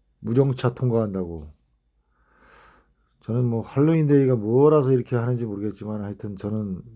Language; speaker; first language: Korean; native; Korean